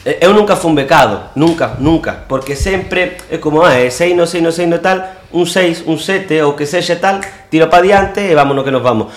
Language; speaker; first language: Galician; non-native, local second language; Spanish